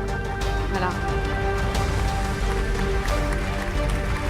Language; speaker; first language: French; native; French